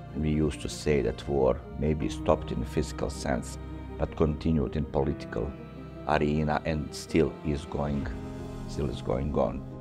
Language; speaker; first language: English; non-native, fluent; Bosnian